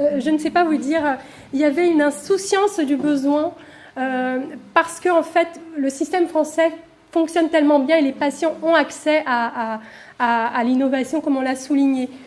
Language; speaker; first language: French; non-native, fluent; Portuguese